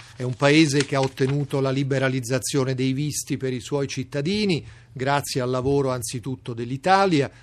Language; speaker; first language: Italian; native; Italian